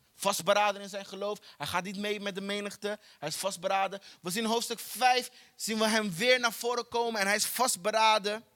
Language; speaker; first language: Dutch; non-native, fluent; Portuguese